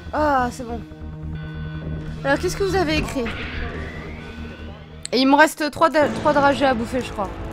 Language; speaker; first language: French; native; French